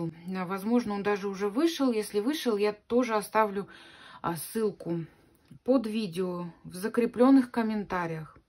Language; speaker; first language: Russian; native; Russian